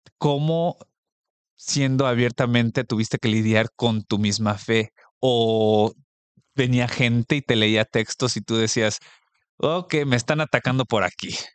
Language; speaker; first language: Spanish; early bilingual, heritage; Spanish